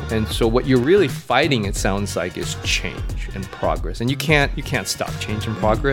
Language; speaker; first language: English; early bilingual, other home language; Chinese